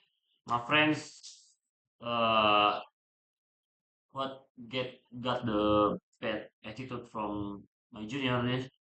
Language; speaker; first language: English; non-native, learner; Indonesian